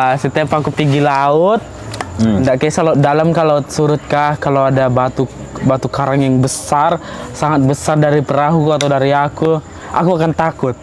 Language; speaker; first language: Malay; early bilingual, other home language; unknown